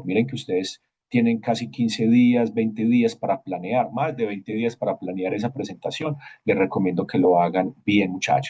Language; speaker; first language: Spanish; native; Spanish